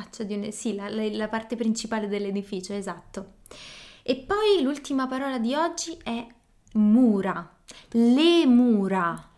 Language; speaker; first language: Italian; native; Italian